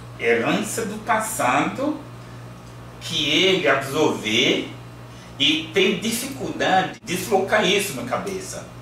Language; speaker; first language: Portuguese; non-native, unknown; Yoruba